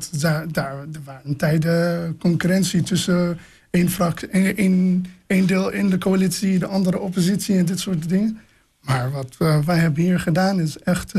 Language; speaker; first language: Dutch; non-native, fluent; English